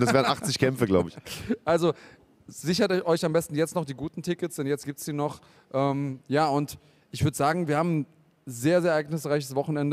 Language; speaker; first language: German; native; German